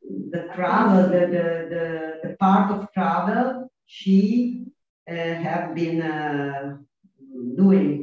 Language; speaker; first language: English; non-native, learner; Italian